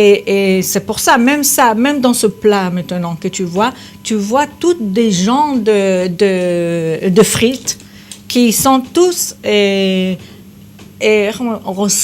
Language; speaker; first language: French; non-native, fluent; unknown